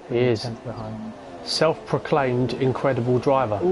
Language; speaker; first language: English; native; English